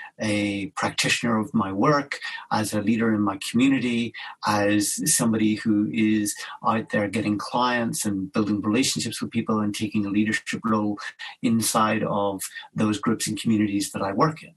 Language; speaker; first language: English; native; English